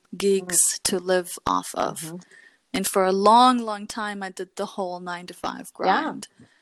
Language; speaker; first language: English; early bilingual, other home language; Kurdish